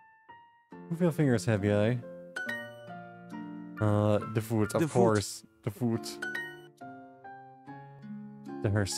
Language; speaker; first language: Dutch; non-native, learner; English